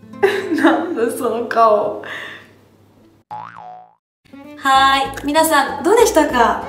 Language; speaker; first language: Japanese; non-native, fluent; Hungarian